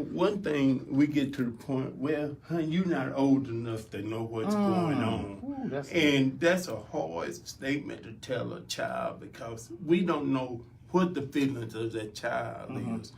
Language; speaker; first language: English; native; English